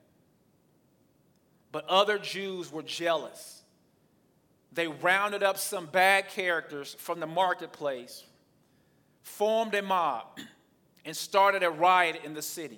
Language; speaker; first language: English; native; English